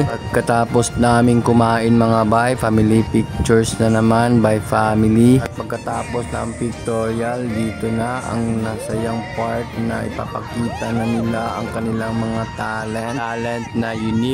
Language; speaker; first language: Filipino; non-native, local second language; Cebuano